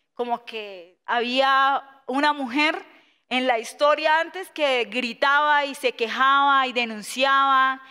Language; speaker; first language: Spanish; native; Spanish